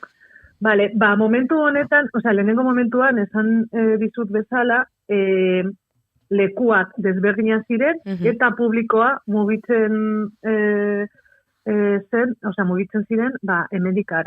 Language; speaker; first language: Basque; non-native, local second language; Spanish